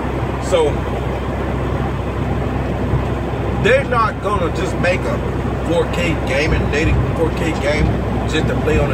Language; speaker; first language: English; native; English